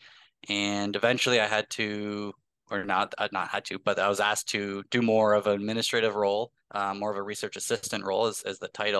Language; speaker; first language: English; native; English